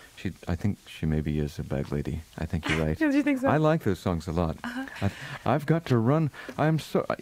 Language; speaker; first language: English; native; English